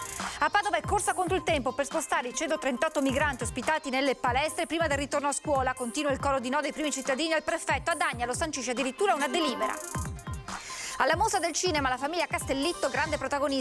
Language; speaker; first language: Italian; native; Italian